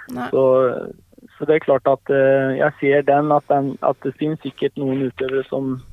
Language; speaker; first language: Norwegian; early bilingual, heritage; Swedish